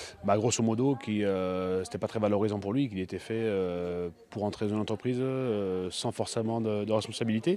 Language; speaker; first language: French; native; French